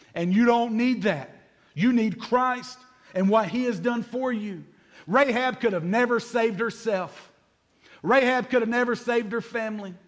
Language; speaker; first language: English; native; English